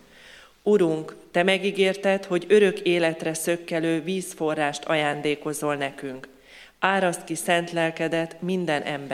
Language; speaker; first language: Hungarian; native; Hungarian